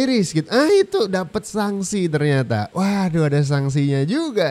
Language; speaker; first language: Indonesian; native; Indonesian